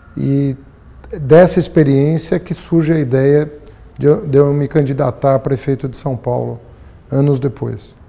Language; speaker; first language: Portuguese; native; Portuguese